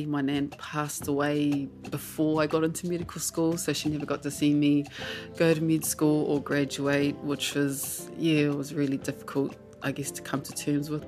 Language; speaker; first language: English; non-native, local second language; Māori